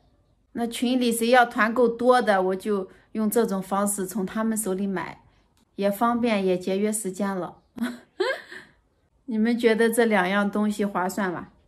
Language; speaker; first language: Chinese; native; Chinese